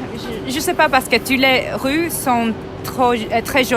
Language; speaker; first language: French; non-native, learner; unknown